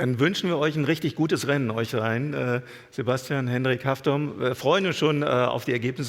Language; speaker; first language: German; native; German